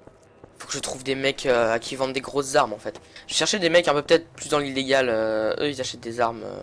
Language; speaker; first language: French; native; French